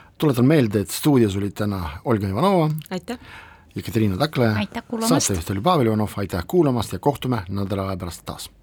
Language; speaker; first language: Estonian; non-native, local second language; Russian